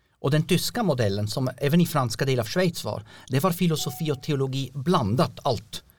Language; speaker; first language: Swedish; non-native, fluent; French